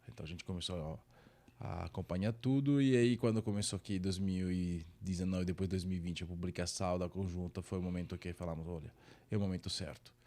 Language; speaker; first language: Portuguese; non-native, fluent; Italian